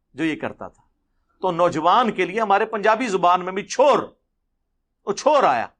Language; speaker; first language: Urdu; non-native, local second language; Punjabi